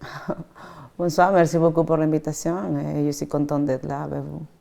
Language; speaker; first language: French; non-native, fluent; Spanish